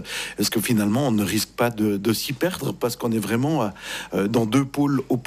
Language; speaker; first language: French; native; French